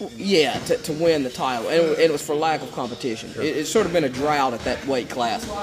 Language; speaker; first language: English; native; English